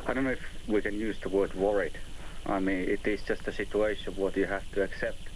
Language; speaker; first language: English; non-native, fluent; Finnish